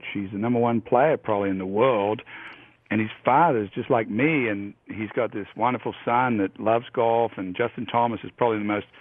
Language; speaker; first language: English; native; English